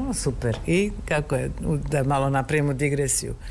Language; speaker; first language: Serbian; native; Serbian